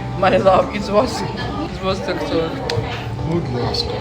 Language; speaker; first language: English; non-native, learner; Ukrainian